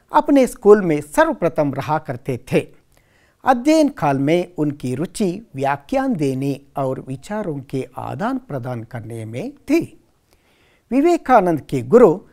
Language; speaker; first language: Hindi; non-native, local second language; Kannada